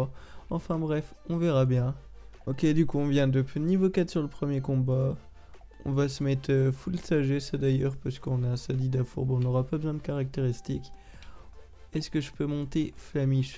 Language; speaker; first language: French; native; French